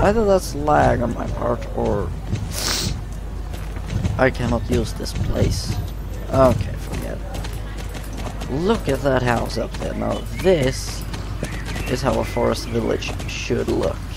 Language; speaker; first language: English; non-native, fluent; Swedish